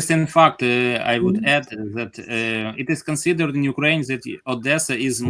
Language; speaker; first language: English; non-native, learner; Ukrainian